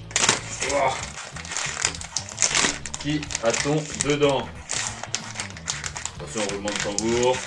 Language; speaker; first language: French; native; French